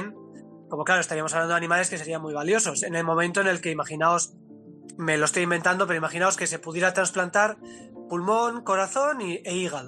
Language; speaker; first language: Spanish; native; Spanish